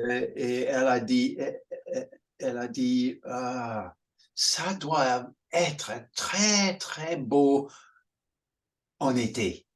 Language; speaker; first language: French; non-native, fluent; English